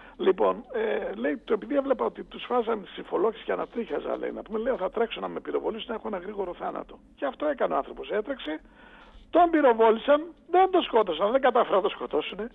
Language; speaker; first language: Greek; native; Greek